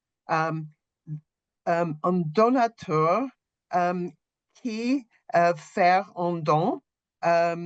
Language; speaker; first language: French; non-native, learner; English